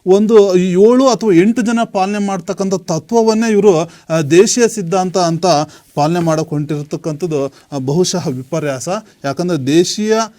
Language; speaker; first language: Kannada; native; Kannada